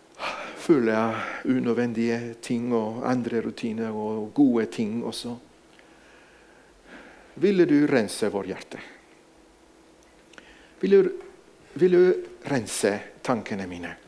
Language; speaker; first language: Norwegian; non-native, fluent; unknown